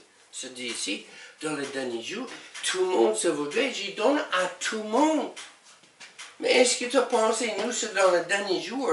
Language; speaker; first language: French; non-native, learner; English